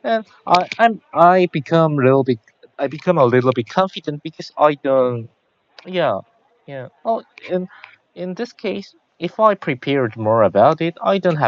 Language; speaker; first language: English; non-native, learner; Korean